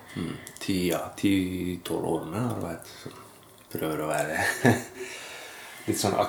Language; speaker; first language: Norwegian; early bilingual, other home language; Persian